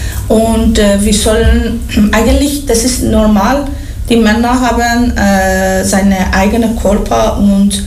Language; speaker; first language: German; non-native, learner; Persian